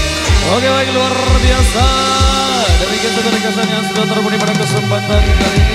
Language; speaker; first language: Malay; non-native, local second language; Sasak